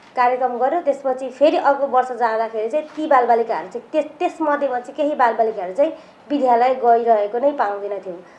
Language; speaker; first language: Nepali; native; Nepali